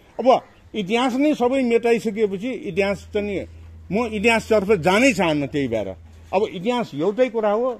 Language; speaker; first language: Nepali; non-native, local second language; Newari